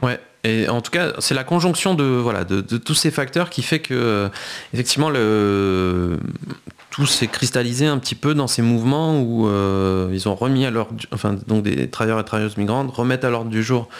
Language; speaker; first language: French; native; French